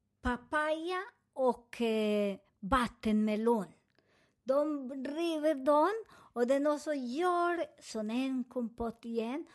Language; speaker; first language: Swedish; non-native, learner; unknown